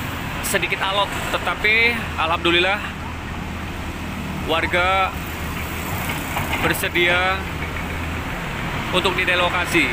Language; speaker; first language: Indonesian; non-native, local second language; Javanese